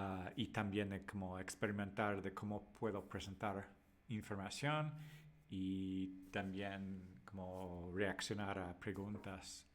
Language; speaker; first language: Spanish; non-native, fluent; English